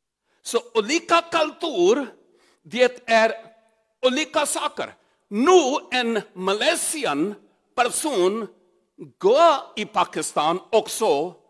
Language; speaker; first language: Swedish; non-native, learner; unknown